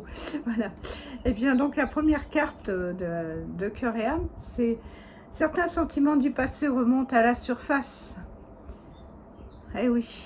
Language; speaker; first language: French; native; French